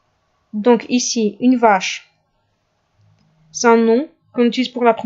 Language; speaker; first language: French; non-native, fluent; Russian